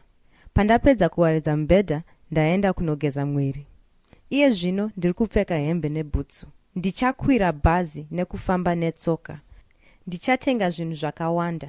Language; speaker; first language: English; non-native, local second language; Shona